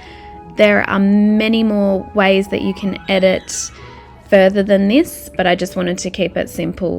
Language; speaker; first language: English; native; English